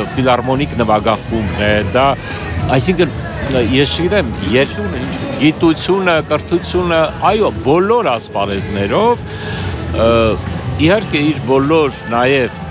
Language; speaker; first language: Armenian; native; Armenian